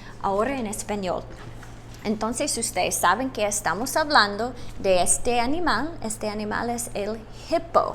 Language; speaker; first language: Spanish; non-native, fluent; English